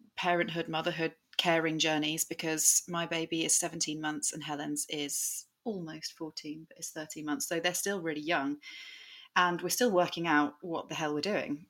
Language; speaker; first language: English; native; English